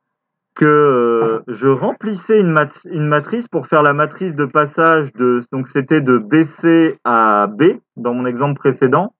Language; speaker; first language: French; native; French